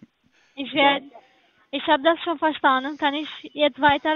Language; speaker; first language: German; non-native, learner; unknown